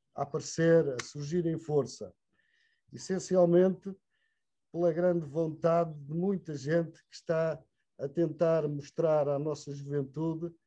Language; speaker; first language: Portuguese; native; Portuguese